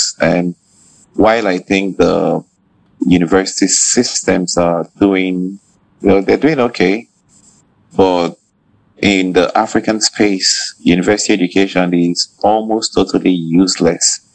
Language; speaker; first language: English; non-native, local second language; Igbo